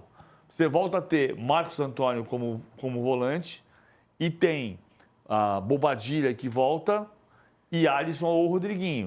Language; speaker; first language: Portuguese; native; Portuguese